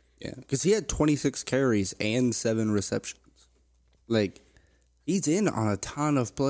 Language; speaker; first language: English; native; English